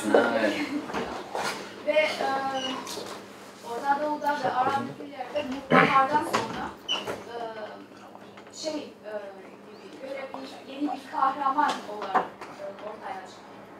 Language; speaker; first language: Turkish; non-native, fluent; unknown